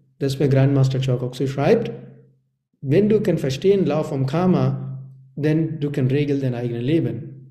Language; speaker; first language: German; non-native, learner; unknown